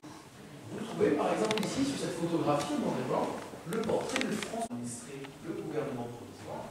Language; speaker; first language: French; native; French